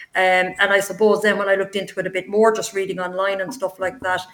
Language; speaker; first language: English; native; English